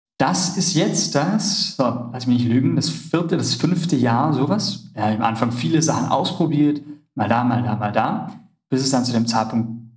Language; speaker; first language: German; native; German